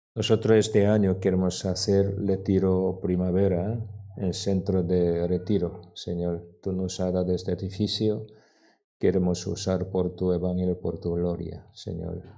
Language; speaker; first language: Spanish; non-native, learner; Korean